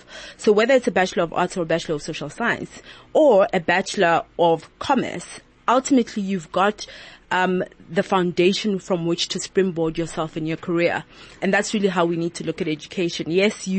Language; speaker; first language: English; non-native, local second language; Southern Sotho